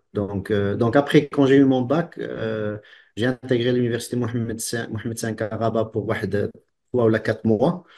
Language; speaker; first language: French; non-native, local second language; Arabic